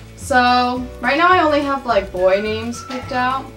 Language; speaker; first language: English; native; English